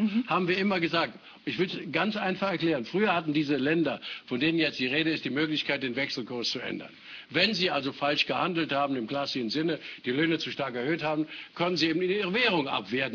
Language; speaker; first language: German; native; German